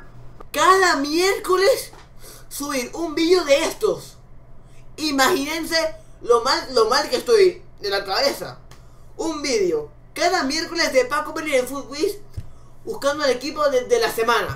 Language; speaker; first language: Spanish; native; Spanish